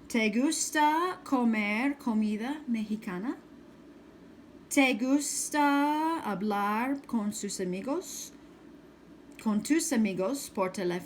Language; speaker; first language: Spanish; non-native, fluent; English